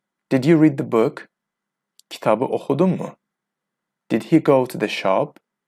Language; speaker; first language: English; non-native, fluent; Azerbaijani